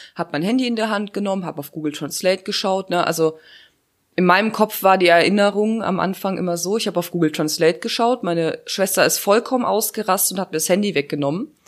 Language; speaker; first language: German; early bilingual, other home language; Russian